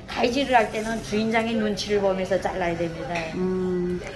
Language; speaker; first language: Korean; native; Korean